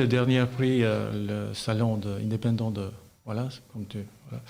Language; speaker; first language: French; non-native, learner; Albanian